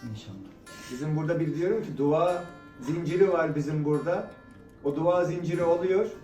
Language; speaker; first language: Turkish; native; Turkish